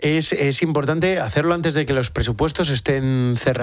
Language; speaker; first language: Spanish; native; Spanish